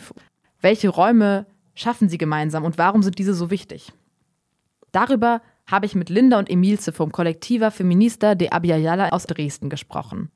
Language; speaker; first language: German; native; German